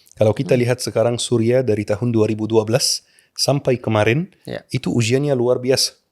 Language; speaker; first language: Indonesian; non-native, fluent; Arabic